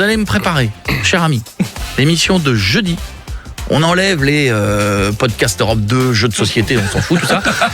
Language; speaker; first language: French; native; French